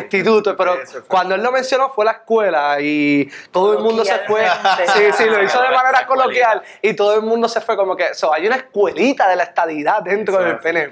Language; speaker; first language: Spanish; native; Spanish